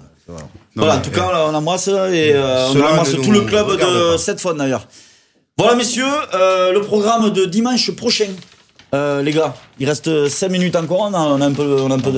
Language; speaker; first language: French; native; French